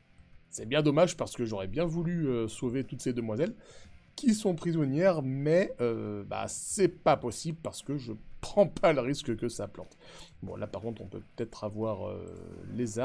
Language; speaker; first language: French; native; French